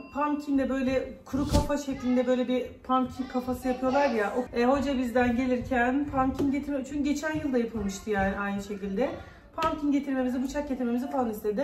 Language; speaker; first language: Turkish; native; Turkish